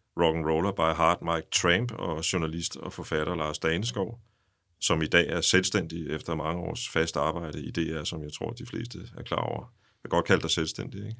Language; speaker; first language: Danish; native; Danish